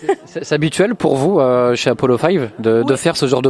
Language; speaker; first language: French; native; French